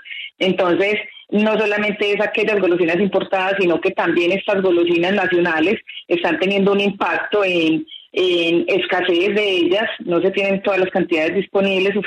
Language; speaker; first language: Spanish; native; Spanish